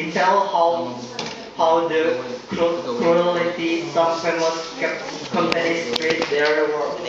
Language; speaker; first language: English; non-native, learner; Indonesian